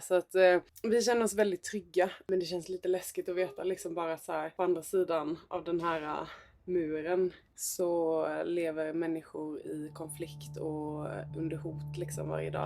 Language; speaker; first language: Swedish; native; Swedish